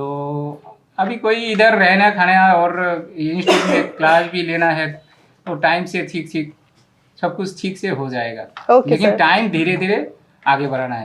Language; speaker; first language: Hindi; non-native, local second language; Bangla